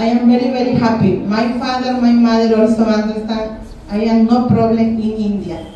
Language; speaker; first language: English; non-native, learner; Spanish